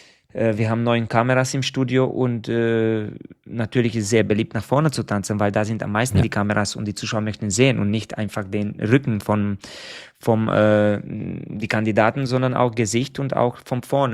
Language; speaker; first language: German; non-native, fluent; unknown